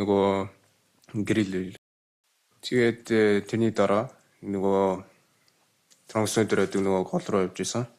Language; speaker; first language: Mongolian; early bilingual, heritage; Mongolian